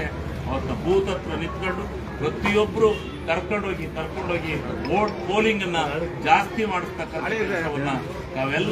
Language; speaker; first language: Kannada; native; Kannada